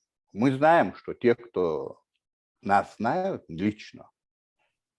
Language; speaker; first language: Russian; non-native, local second language; Chechen